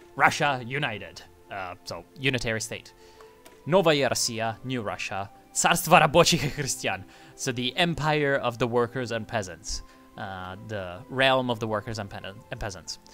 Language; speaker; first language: English; native; English